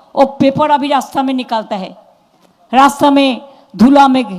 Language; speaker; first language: Hindi; non-native, local second language; Bangla